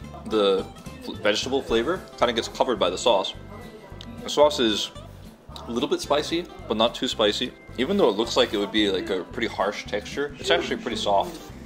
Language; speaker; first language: English; native; English